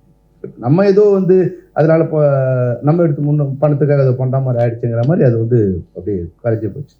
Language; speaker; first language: Tamil; native; Tamil